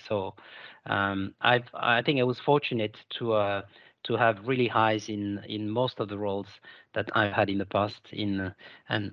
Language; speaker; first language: English; non-native, fluent; French